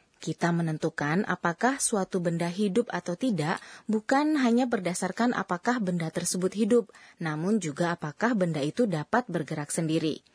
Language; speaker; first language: Indonesian; native; Indonesian